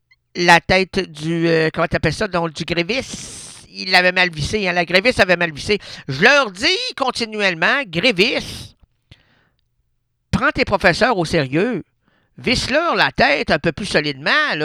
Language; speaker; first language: French; native; French